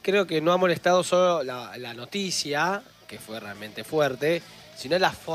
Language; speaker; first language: Spanish; native; Spanish